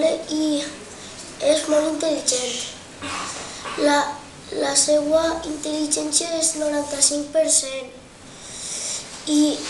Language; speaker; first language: Catalan; non-native, local second language; Spanish